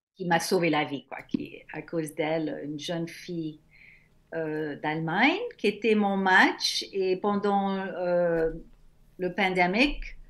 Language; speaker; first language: French; native; French